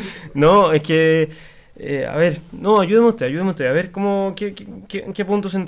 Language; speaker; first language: Spanish; native; Spanish